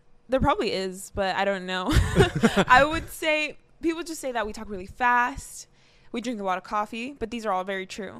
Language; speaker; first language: English; early bilingual, other home language; Spanish